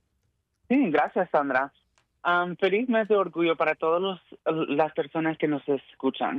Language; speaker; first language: Spanish; early bilingual, heritage; Spanish